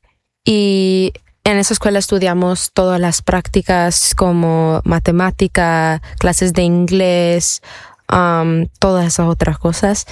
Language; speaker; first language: Spanish; early bilingual, heritage; Spanish